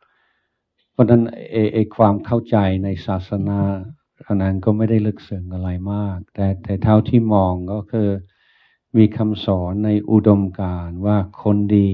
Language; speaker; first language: Thai; non-native, fluent; English